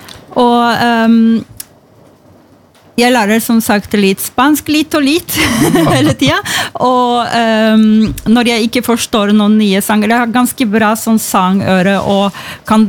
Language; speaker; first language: Norwegian; non-native, fluent; Polish